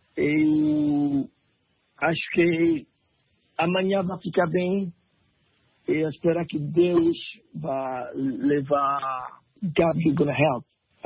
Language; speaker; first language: Portuguese; non-native, learner; French